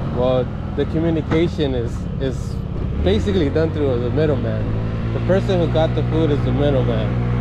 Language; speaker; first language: English; early bilingual, other home language; Spanish